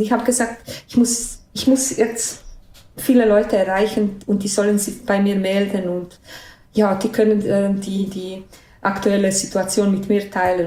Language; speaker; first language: German; non-native, fluent; Bosnian